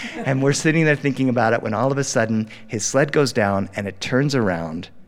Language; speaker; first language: English; early bilingual, other home language; Spanish